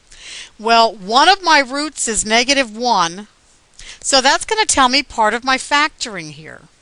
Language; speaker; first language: English; native; English